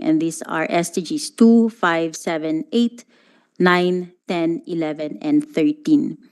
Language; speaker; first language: English; non-native, local second language; Filipino